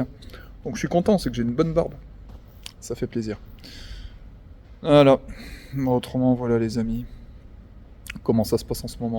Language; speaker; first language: French; native; French